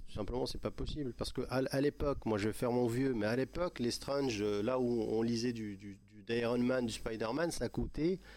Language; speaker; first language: French; non-native, local second language; Arabic